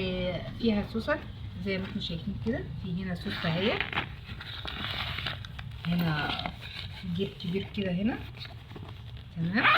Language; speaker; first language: Arabic; native; Arabic